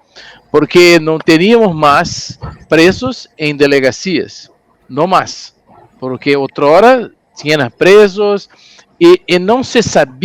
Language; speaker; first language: Spanish; non-native, learner; Portuguese